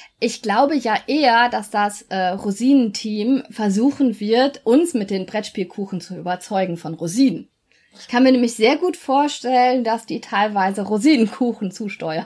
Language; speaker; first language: German; native; German